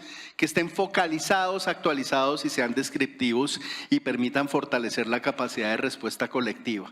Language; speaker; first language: Spanish; native; Spanish